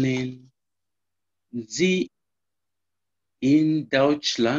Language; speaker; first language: German; non-native, learner; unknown